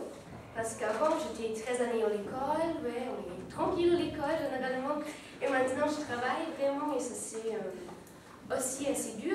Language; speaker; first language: French; non-native, learner; German